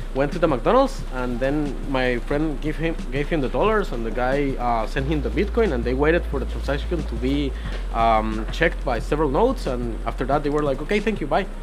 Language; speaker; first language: English; non-native, fluent; Spanish